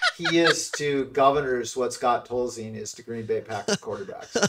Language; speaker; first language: English; native; English